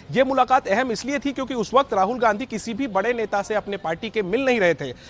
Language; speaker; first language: Hindi; native; Hindi